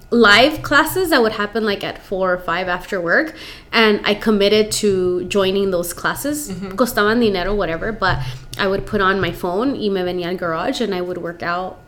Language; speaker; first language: English; early bilingual, other home language; Spanish